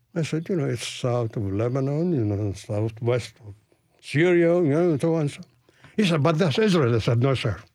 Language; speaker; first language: English; non-native, fluent; Arabic